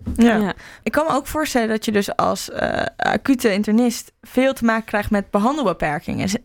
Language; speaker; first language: Dutch; native; Dutch